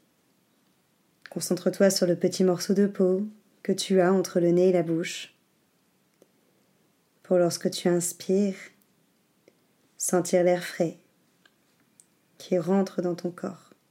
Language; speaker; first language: French; native; French